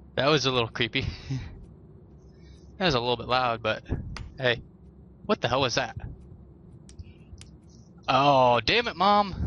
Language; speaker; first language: English; native; English